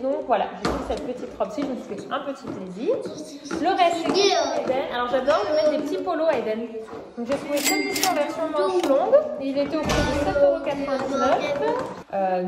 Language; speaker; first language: French; native; French